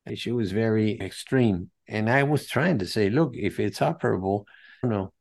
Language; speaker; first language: English; non-native, fluent; Spanish